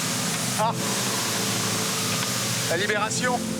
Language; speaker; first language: French; native; French